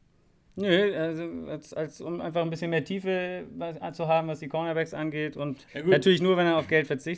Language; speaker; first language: German; native; German